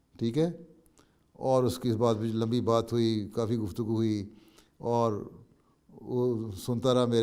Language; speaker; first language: Urdu; native; Urdu